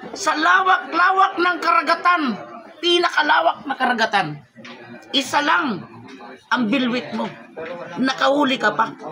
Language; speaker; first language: Filipino; non-native, local second language; Waray